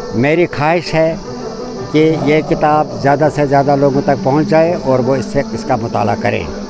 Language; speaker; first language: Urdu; non-native, local second language; Kashmiri